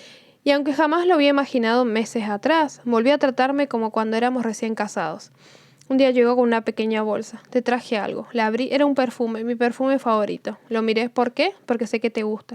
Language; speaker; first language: Spanish; native; Spanish